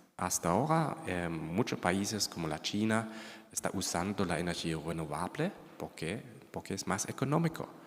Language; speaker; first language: Spanish; non-native, fluent; German